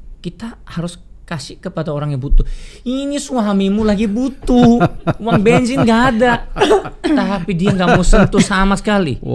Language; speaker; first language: Indonesian; non-native, fluent; Korean